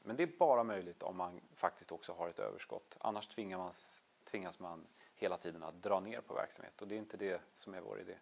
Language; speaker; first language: Swedish; native; Swedish